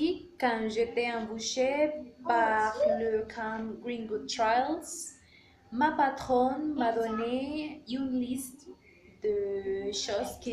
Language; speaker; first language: French; non-native, learner; Spanish